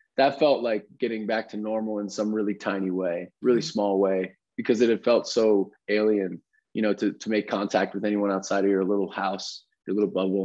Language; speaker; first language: English; native; English